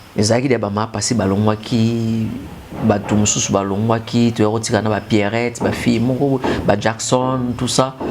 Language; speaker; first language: Lingala; native; Lingala